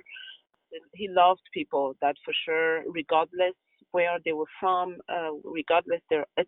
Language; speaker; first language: English; non-native, local second language; Kinyarwanda